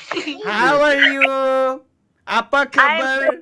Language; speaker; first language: English; non-native, learner; Bangla